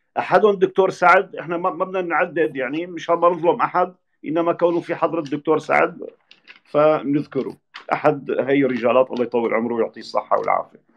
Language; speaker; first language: Arabic; native; Arabic